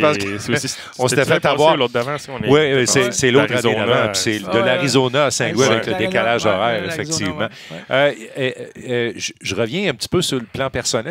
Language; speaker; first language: French; native; French